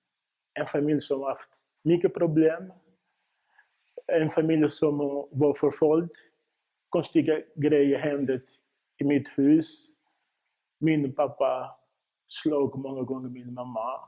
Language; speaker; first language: Swedish; non-native, fluent; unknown